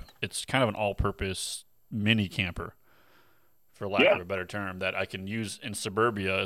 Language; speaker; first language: English; native; English